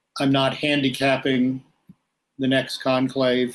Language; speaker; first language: English; native; English